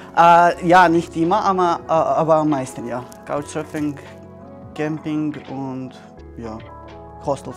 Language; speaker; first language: German; non-native, fluent; Serbian